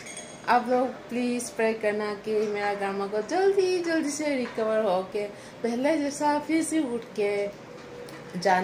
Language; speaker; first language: Hindi; non-native, local second language; Bangla